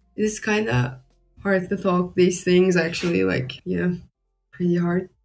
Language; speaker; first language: English; non-native, fluent; Turkish